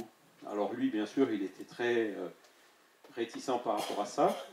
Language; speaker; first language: French; native; French